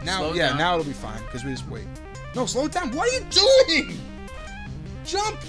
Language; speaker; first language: English; native; English